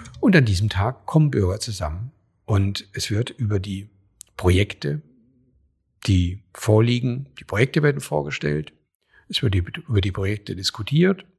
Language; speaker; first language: German; native; German